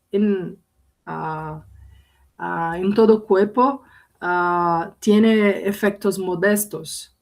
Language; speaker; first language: Spanish; non-native, learner; Portuguese